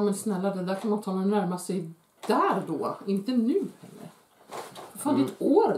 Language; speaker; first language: Swedish; native; Swedish